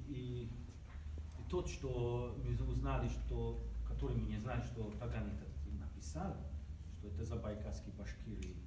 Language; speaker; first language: Russian; non-native, learner; Hungarian